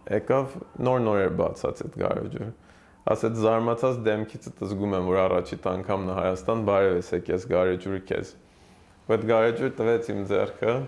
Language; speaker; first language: Armenian; early bilingual, heritage; Armenian